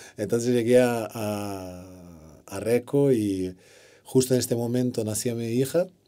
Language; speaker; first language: Spanish; non-native, fluent; Portuguese